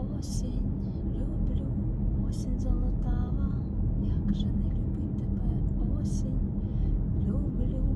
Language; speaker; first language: Ukrainian; native; Ukrainian